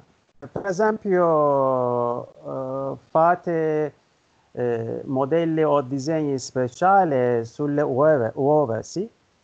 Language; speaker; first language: Italian; non-native, learner; Turkish